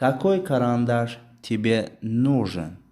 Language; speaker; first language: Russian; non-native, local second language; Tajik